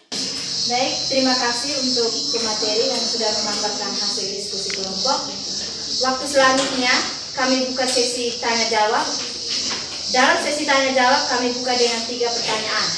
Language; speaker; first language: Indonesian; non-native, local second language; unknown